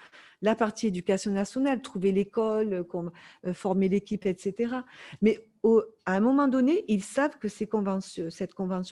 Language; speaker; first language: French; native; French